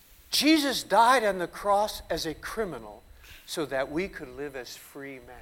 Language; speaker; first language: English; native; English